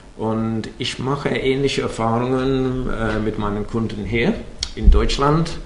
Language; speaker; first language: German; non-native, fluent; English